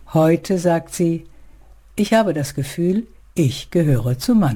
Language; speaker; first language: German; native; German